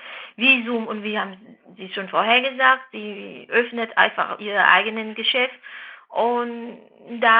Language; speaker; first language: German; non-native, fluent; Vietnamese